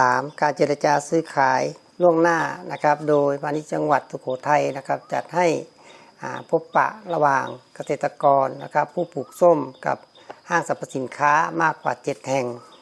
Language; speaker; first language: Thai; native; Thai